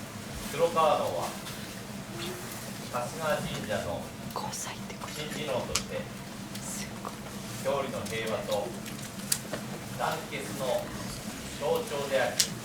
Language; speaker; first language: Japanese; native; Japanese